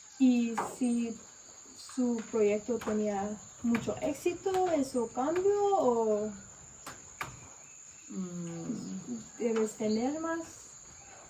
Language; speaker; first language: Spanish; non-native, learner; English